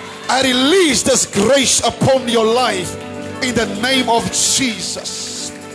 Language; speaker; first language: English; non-native, local second language; Afrikaans